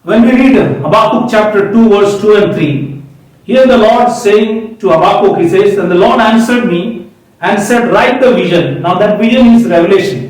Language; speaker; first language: English; non-native, local second language; Hindi